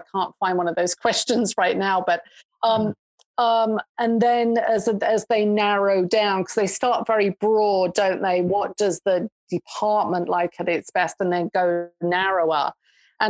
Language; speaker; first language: English; native; English